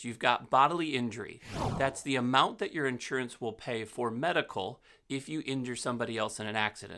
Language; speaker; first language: English; native; English